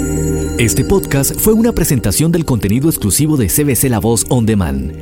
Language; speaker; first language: Spanish; native; Spanish